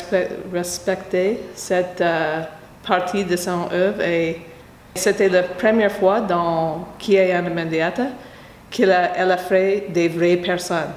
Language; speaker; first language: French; non-native, fluent; English